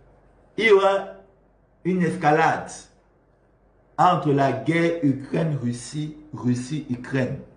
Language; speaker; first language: French; non-native, local second language; Malagasy